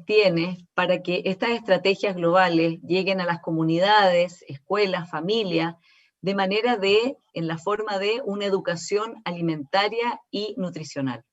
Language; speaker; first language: Spanish; native; Spanish